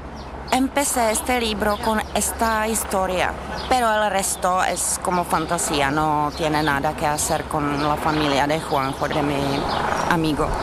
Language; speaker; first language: Spanish; non-native, fluent; Czech